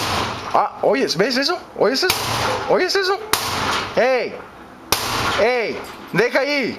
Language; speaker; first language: Spanish; native; Spanish